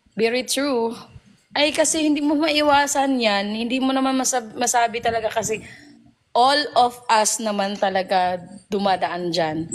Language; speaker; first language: Filipino; non-native, local second language; Cebuano